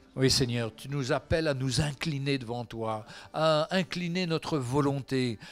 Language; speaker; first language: French; native; French